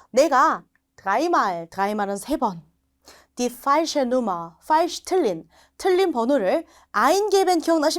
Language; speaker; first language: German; non-native, fluent; Korean